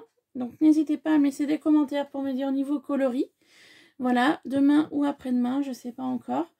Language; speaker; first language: French; native; French